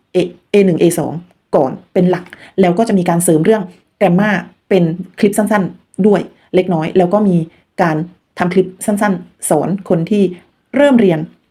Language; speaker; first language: Thai; non-native, local second language; Khmer